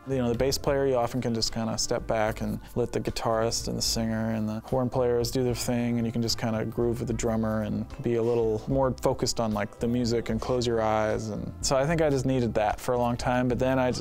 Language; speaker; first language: English; native; English